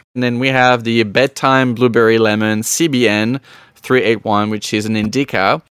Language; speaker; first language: English; non-native, fluent; French